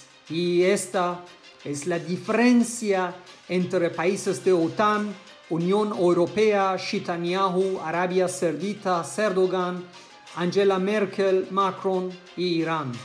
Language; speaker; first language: Spanish; non-native, learner; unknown